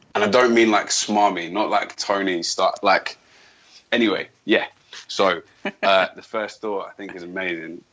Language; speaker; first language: English; native; English